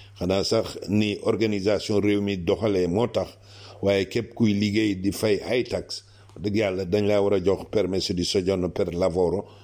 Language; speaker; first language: Wolof; non-native, local second language; Serer